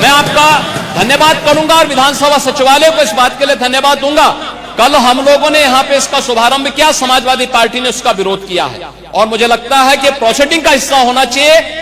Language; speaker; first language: Hindi; native; Hindi